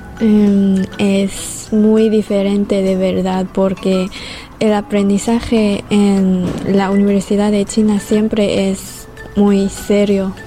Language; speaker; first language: Spanish; non-native, fluent; Chinese